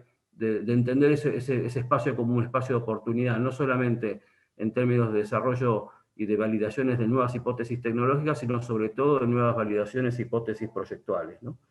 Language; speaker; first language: Spanish; native; Spanish